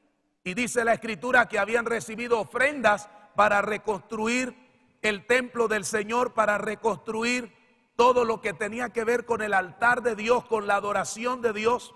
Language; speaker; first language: Spanish; native; Spanish